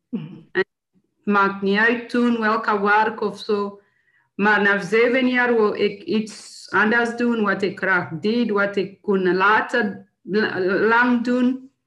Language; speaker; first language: Dutch; non-native, learner; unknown